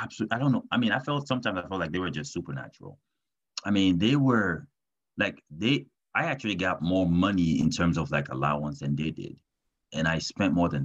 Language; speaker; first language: English; non-native, local second language; French